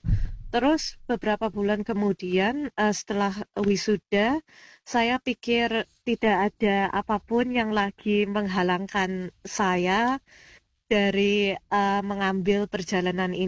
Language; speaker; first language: Indonesian; early bilingual, heritage; Indonesian